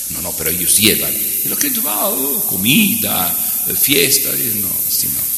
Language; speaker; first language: Spanish; non-native, fluent; Italian